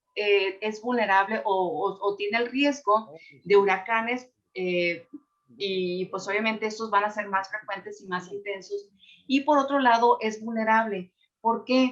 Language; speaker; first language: Spanish; native; Spanish